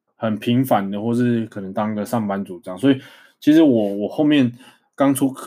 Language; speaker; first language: Chinese; native; Chinese